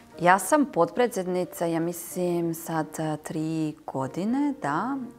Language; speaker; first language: Serbian; non-native, fluent; German